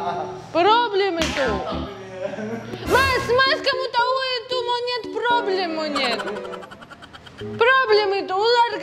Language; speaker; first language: Indonesian; non-native, learner; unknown